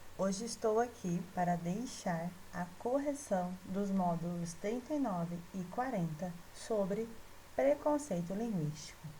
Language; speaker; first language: Portuguese; native; Portuguese